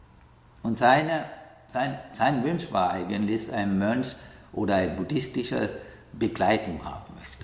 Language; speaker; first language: German; non-native, learner; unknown